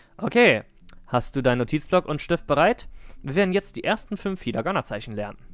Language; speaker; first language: German; native; German